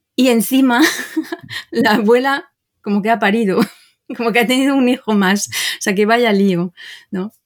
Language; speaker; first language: Spanish; non-native, fluent; French